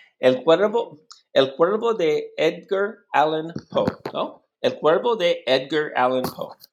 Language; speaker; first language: Spanish; non-native, learner; English